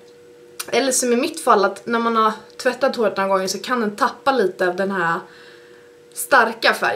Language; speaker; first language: Swedish; native; Swedish